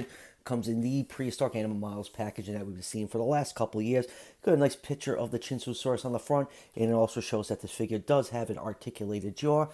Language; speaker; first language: English; native; English